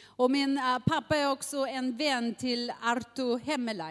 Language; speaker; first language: Swedish; non-native, learner; German